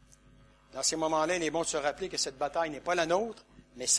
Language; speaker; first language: French; native; French